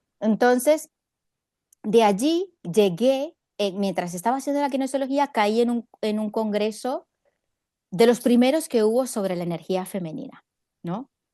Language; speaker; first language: Spanish; native; Spanish